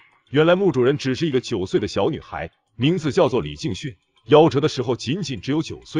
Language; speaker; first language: Chinese; native; Chinese